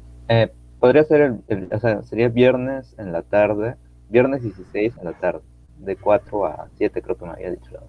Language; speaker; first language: Spanish; native; Spanish